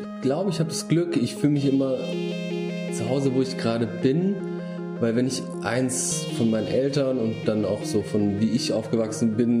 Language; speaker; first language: German; early bilingual, other home language; Bosnian